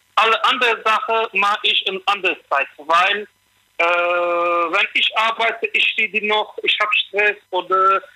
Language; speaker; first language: German; non-native, learner; Turkish